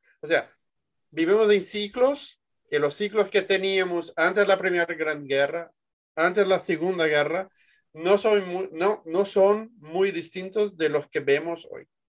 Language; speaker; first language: Spanish; non-native, fluent; Portuguese